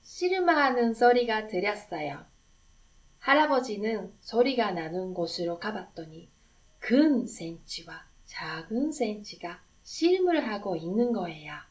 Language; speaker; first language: Korean; non-native, fluent; Japanese